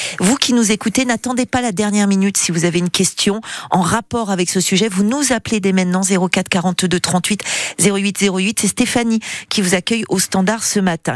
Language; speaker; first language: French; native; French